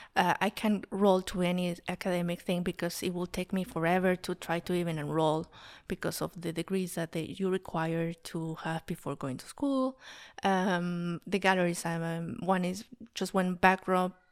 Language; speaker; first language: English; non-native, fluent; Spanish